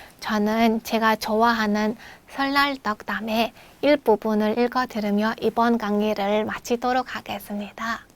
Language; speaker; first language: Korean; non-native, fluent; Mongolian